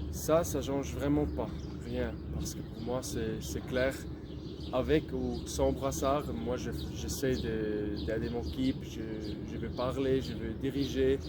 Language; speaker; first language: French; non-native, local second language; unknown